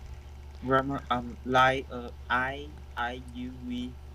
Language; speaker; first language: English; non-native, learner; Vietnamese